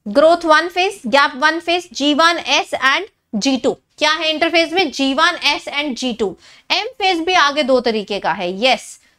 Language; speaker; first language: Hindi; native; Hindi